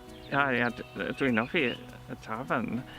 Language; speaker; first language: Welsh; non-native, learner; English